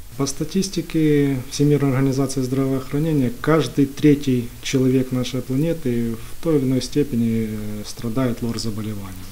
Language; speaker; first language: Russian; native; Russian